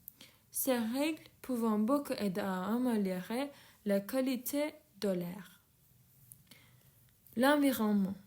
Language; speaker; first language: French; non-native, learner; Turkish